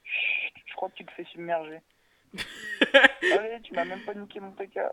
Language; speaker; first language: French; native; French